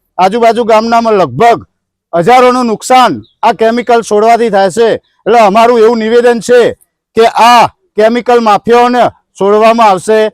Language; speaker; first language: Gujarati; native; Gujarati